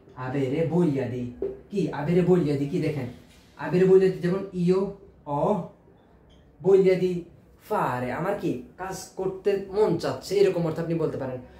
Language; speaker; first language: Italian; non-native, fluent; Bangla